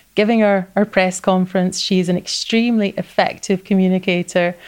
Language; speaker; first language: English; native; English